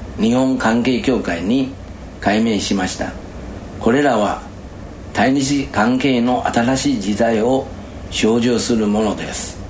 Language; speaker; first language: Japanese; non-native, fluent; Chinese